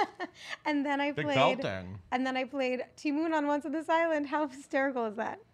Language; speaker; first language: English; native; English